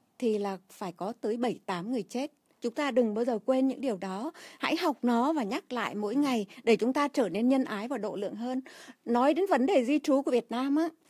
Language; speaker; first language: Vietnamese; native; Vietnamese